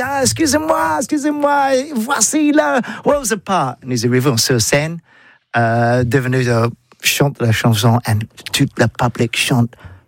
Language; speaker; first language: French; non-native, learner; English